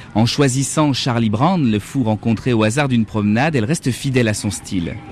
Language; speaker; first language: French; native; French